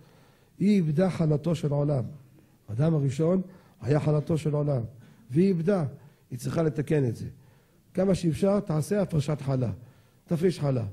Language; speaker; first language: Hebrew; native; Hebrew